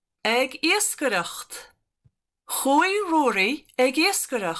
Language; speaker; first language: Irish; non-native, learner; English